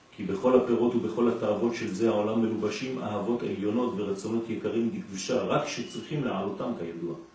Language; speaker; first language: Hebrew; non-native, fluent; French